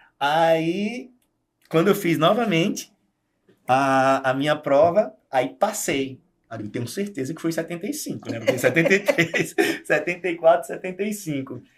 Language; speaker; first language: Portuguese; native; Portuguese